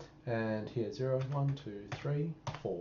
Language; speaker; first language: English; native; English